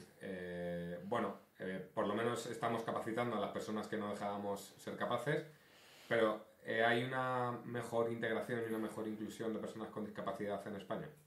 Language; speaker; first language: Spanish; native; Spanish